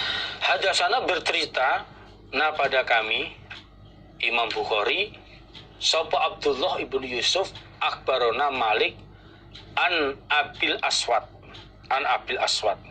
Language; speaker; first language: Indonesian; non-native, local second language; Javanese